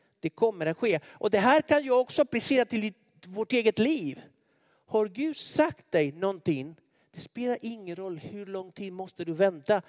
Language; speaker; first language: Swedish; non-native, fluent; Spanish